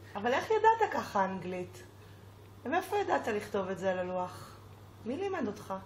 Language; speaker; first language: Hebrew; native; Hebrew